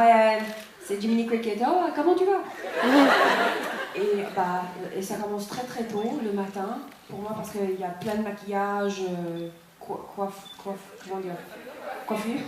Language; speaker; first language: French; non-native, fluent; English